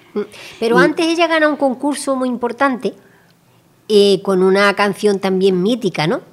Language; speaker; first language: Spanish; native; Spanish